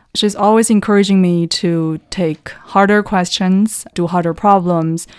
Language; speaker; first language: English; non-native, fluent; Chinese